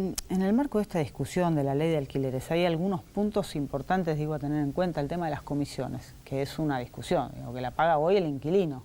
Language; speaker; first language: Spanish; native; Spanish